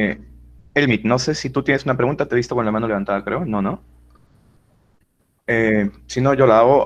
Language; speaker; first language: Spanish; native; Spanish